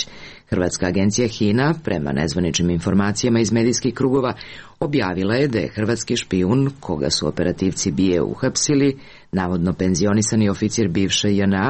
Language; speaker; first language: Serbian; native; Serbian